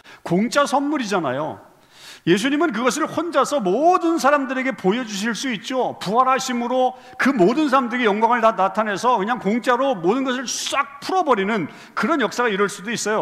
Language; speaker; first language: Korean; native; Korean